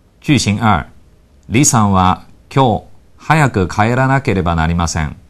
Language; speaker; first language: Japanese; non-native, fluent; Chinese